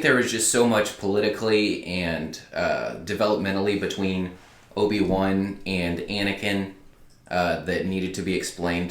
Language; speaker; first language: English; native; English